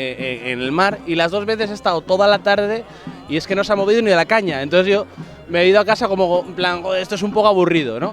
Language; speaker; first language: Spanish; native; Spanish